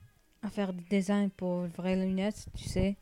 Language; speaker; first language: French; non-native, learner; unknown